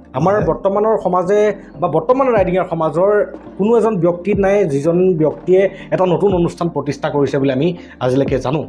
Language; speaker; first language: Assamese; native; Assamese